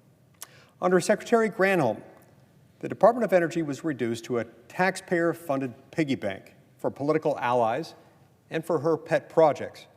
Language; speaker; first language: English; native; English